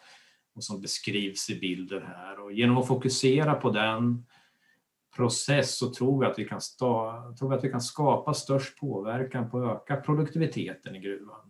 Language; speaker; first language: Swedish; native; Swedish